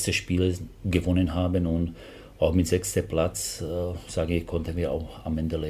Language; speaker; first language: German; non-native, fluent; Slovak